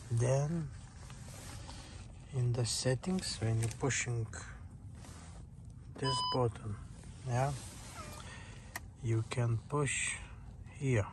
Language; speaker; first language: English; non-native, learner; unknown